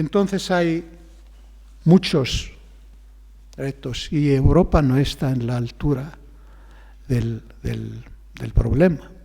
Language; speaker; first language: Spanish; non-native, fluent; Greek